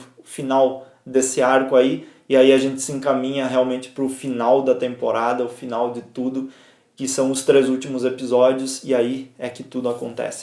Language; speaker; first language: Portuguese; native; Portuguese